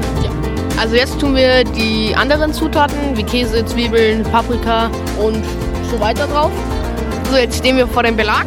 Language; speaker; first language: German; native; German